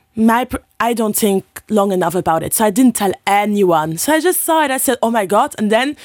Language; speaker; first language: English; non-native, fluent; Luxembourgish